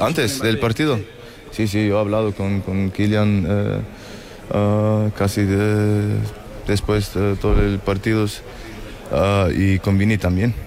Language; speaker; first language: Spanish; non-native, fluent; German